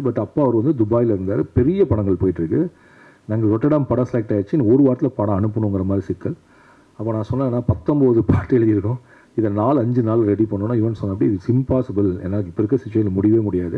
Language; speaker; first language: Tamil; native; Tamil